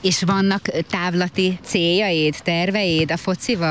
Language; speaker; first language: Hungarian; native; Hungarian